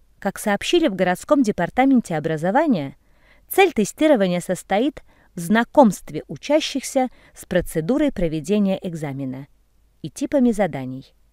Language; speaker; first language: Russian; native; Russian